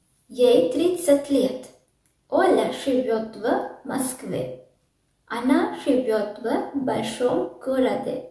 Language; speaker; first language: Russian; non-native, learner; Sinhala